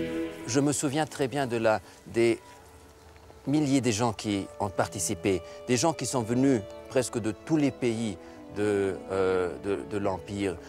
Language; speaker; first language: French; non-native, fluent; German